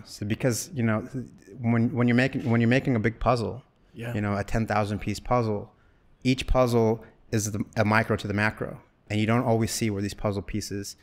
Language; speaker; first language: English; native; English